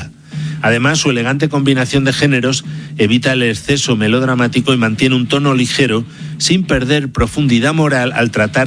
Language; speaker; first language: Spanish; native; Spanish